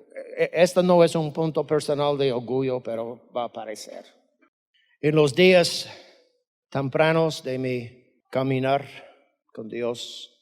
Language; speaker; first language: Spanish; non-native, fluent; English